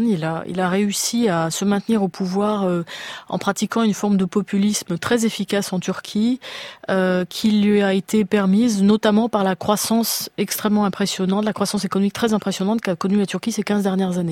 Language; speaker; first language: French; native; French